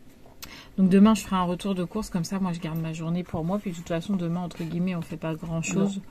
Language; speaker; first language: French; native; French